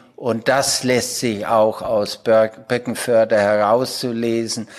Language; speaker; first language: German; native; German